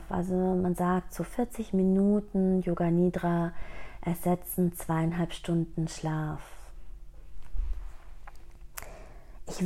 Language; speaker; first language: German; native; German